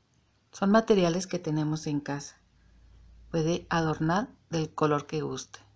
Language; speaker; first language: Spanish; native; Spanish